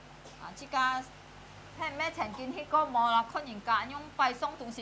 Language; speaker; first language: Chinese; early bilingual, heritage; Hakka Chinese